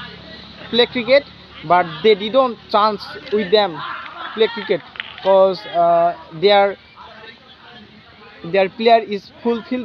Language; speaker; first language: English; non-native, learner; Bangla